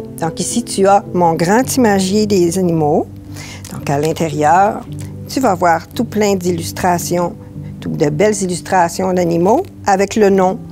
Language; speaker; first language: French; native; French